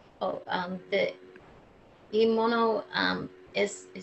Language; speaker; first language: Spanish; non-native, learner; English